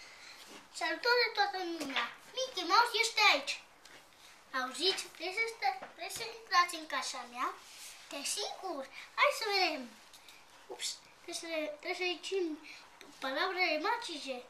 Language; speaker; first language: Romanian; early bilingual, heritage; Romanian